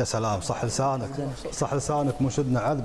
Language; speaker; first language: Arabic; native; Arabic